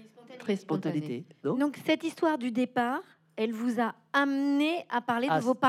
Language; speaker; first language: French; native; French